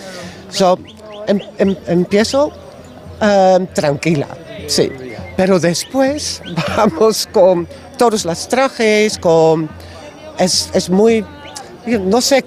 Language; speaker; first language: Spanish; non-native, learner; Dutch